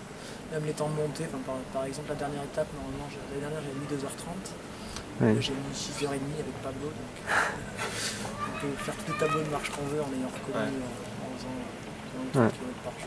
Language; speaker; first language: French; native; French